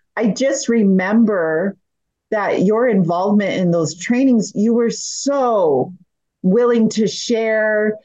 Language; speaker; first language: English; native; English